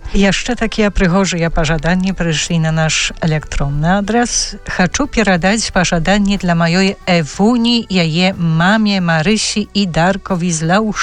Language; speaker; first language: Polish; non-native, local second language; Belarusian